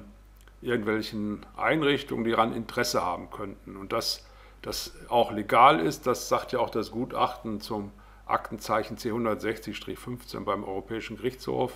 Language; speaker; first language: German; native; German